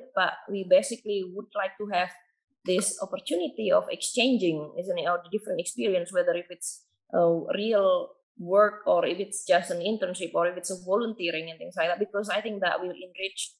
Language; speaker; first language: English; non-native, fluent; Indonesian